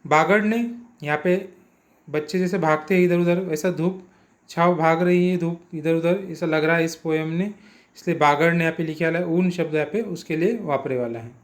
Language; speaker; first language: Hindi; non-native, local second language; Marathi